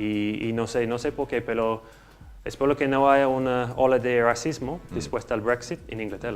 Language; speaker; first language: Spanish; non-native, learner; English